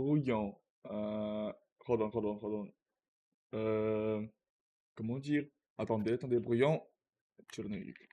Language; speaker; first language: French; non-native, learner; Russian